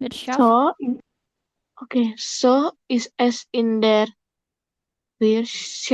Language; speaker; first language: German; non-native, learner; Indonesian